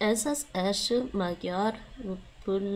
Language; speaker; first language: Hungarian; non-native, learner; English